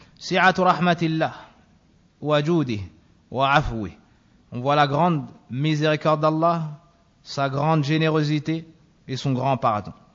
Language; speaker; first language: French; native; French